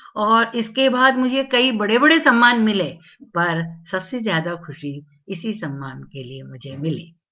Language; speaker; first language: Hindi; non-native, local second language; Tamil